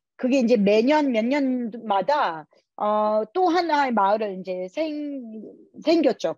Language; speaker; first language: Korean; non-native, fluent; Hebrew